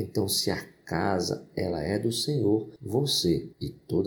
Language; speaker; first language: Portuguese; native; Portuguese